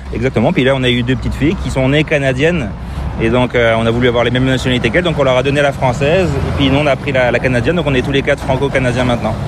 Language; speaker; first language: French; native; French